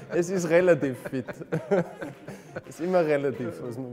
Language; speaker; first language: German; non-native, learner; English